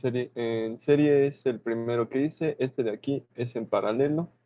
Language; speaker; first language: Spanish; native; Spanish